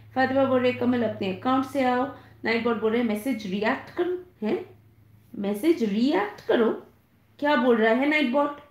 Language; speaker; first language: Hindi; non-native, local second language; Bangla